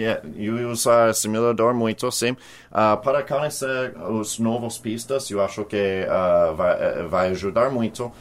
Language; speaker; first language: Portuguese; non-native, learner; English